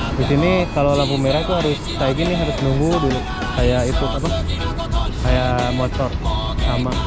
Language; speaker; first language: Indonesian; non-native, local second language; Sundanese